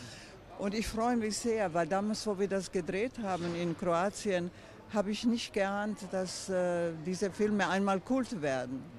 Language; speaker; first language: German; non-native, fluent; Croatian